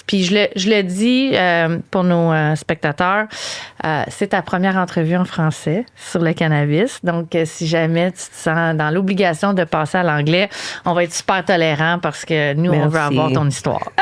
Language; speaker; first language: French; native; French